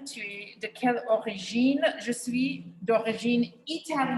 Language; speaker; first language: French; non-native, fluent; English